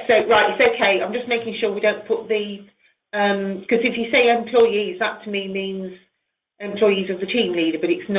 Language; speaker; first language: English; native; English